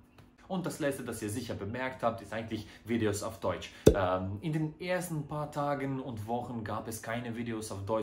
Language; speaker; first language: German; non-native, fluent; Croatian